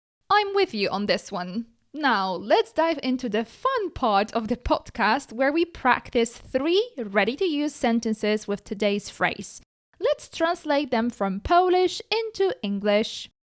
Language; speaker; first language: English; non-native, fluent; Polish